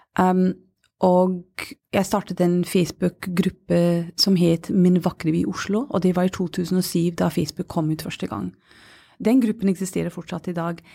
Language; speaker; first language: Norwegian; non-native, fluent; English